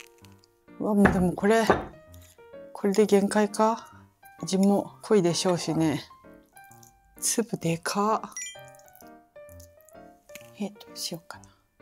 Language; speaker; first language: Japanese; native; Japanese